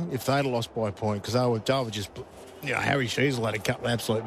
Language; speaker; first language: English; native; English